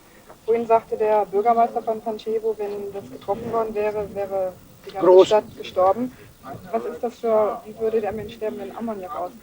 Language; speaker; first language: German; native; German